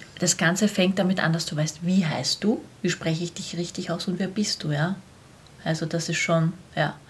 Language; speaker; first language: German; native; German